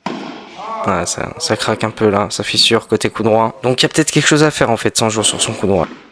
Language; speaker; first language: French; native; French